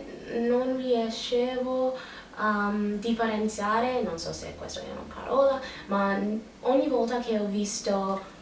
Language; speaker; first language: Italian; non-native, learner; English